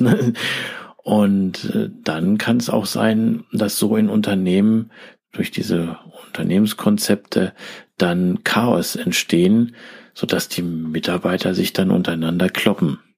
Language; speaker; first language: German; native; German